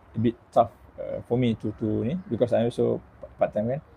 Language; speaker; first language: English; non-native, local second language; Malay